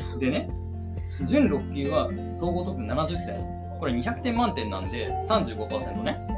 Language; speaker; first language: Japanese; native; Japanese